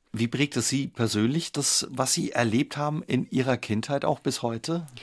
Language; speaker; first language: German; native; German